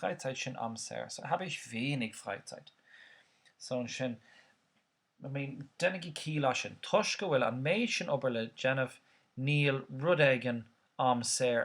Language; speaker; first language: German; non-native, fluent; Irish